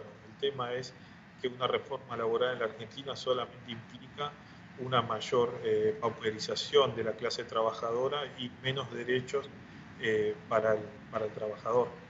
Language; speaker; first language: Spanish; native; Spanish